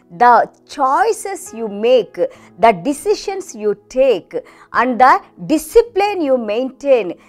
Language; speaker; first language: English; non-native, local second language; Telugu